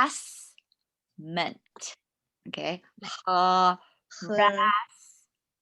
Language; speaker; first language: English; non-native, fluent; Chinese